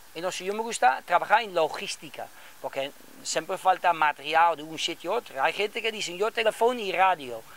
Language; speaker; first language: Spanish; non-native, learner; Dutch